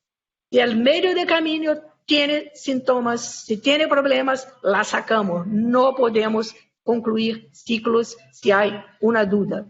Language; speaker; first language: Spanish; non-native, fluent; Portuguese